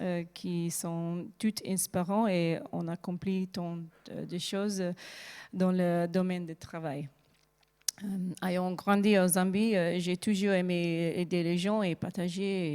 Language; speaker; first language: French; non-native, learner; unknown